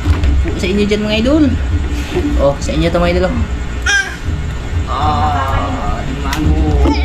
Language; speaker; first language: Filipino; non-native, local second language; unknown